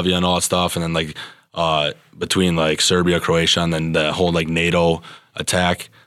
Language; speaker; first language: English; early bilingual, other home language; Serbian